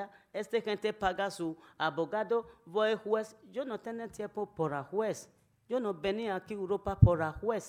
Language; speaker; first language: Spanish; non-native, learner; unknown